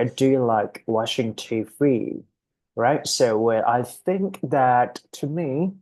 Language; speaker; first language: English; non-native, fluent; Thai